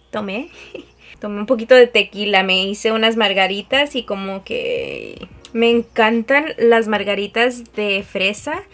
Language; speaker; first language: Spanish; early bilingual, heritage; Spanish